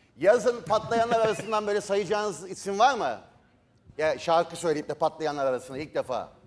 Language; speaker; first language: Turkish; native; Turkish